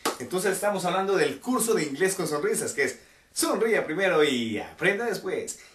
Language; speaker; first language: Spanish; native; Spanish